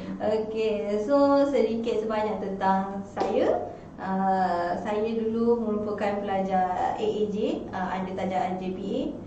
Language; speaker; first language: Malay; native; Malay